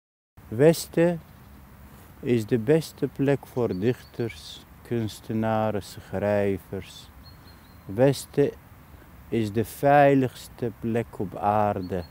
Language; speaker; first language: Dutch; non-native, fluent; Arabic